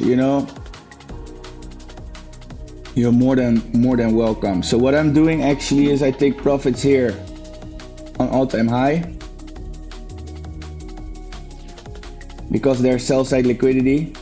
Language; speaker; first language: English; non-native, fluent; Dutch